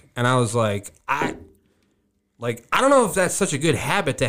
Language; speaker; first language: English; native; English